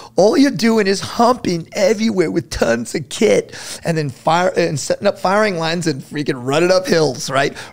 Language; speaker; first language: English; native; English